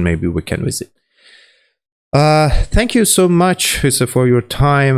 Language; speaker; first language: English; non-native, learner; Persian